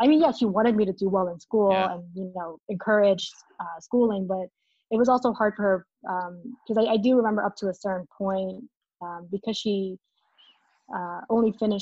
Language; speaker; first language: English; native; English